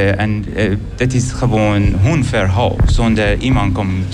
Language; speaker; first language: Dutch; non-native, learner; Persian